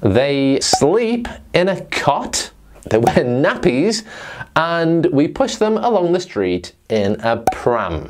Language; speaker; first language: English; native; English